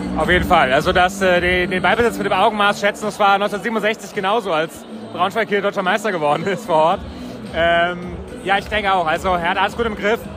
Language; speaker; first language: German; native; German